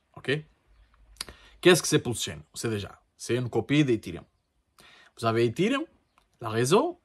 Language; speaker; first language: French; non-native, learner; Portuguese